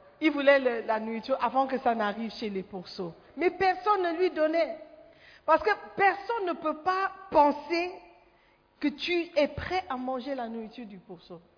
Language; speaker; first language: French; non-native, fluent; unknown